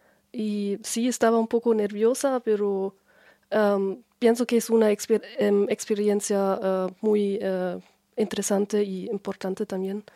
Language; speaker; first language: Spanish; non-native, fluent; German